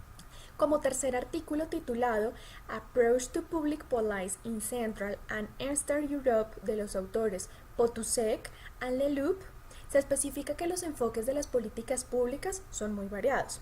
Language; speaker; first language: Spanish; native; Spanish